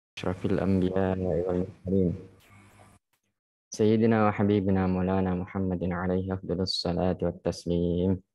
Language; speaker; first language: Arabic; non-native, fluent; Indonesian